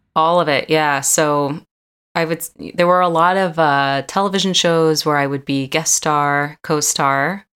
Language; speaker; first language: English; native; English